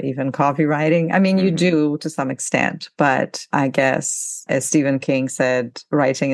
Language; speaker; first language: English; non-native, fluent; Ukrainian